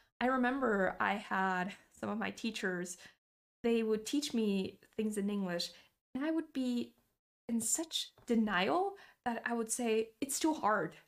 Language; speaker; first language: English; non-native, fluent; Portuguese